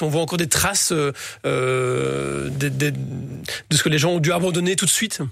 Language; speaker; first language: French; native; French